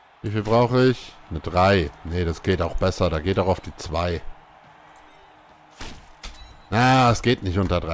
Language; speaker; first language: German; native; German